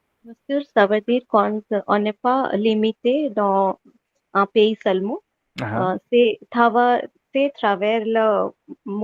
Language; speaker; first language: French; non-native, fluent; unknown